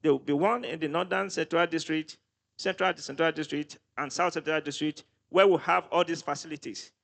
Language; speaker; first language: English; non-native, local second language; Yoruba